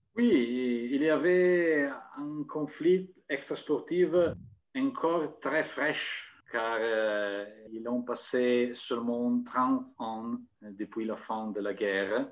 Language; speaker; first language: French; non-native, fluent; Italian